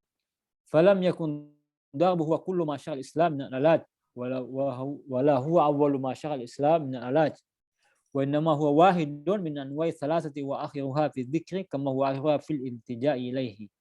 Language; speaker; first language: Arabic; non-native, fluent; Indonesian